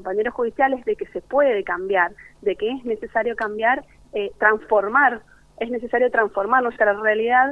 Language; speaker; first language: Spanish; native; Spanish